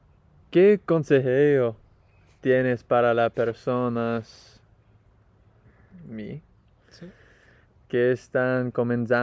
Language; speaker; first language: Spanish; non-native, learner; English